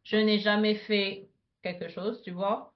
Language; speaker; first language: French; non-native, fluent; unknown